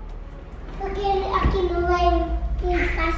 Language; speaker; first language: Spanish; early bilingual, heritage; Spanish